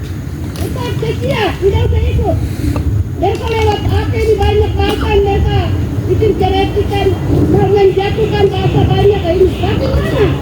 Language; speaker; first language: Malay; non-native, local second language; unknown